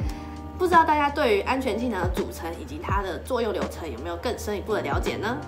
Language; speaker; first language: Chinese; native; Chinese